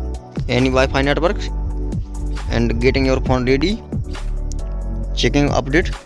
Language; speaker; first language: English; non-native, local second language; Hindi